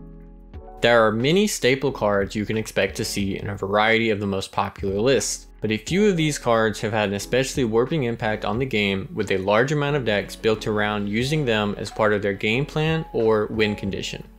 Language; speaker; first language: English; native; English